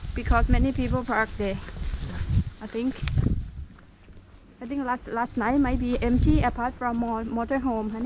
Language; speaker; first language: English; non-native, learner; Thai